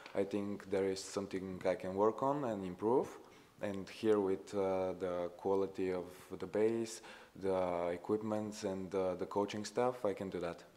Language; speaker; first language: English; non-native, fluent; Bulgarian